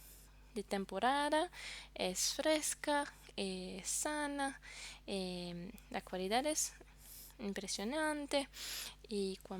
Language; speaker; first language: Spanish; non-native, fluent; French